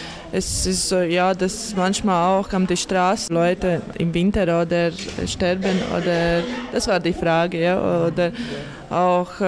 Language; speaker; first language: German; non-native, learner; Latvian